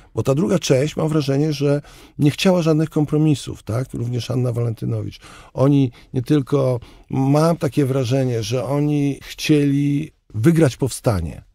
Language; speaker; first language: Polish; native; Polish